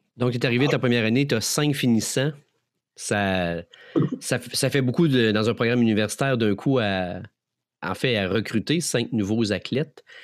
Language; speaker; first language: French; native; French